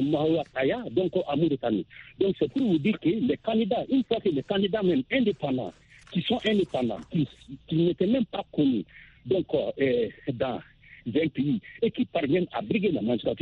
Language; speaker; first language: French; non-native, local second language; Bambara